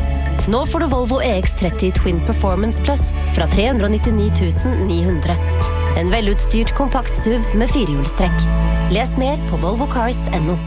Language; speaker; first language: Norwegian; native; Norwegian